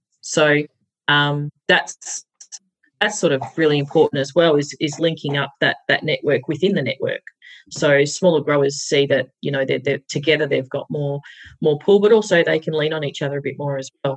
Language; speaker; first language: English; native; English